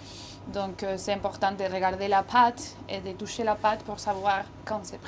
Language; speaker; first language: French; non-native, fluent; Spanish